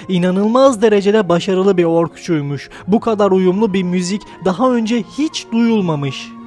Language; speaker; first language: Turkish; native; Turkish